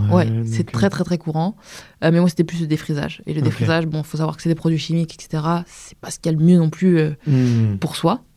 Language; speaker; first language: French; native; French